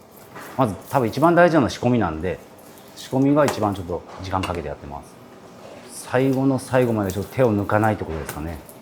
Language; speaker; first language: Japanese; native; Japanese